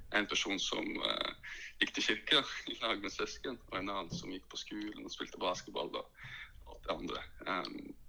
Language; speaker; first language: Norwegian; early bilingual, other home language; Latvian